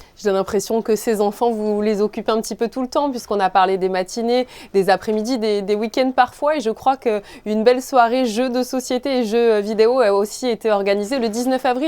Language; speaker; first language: French; native; French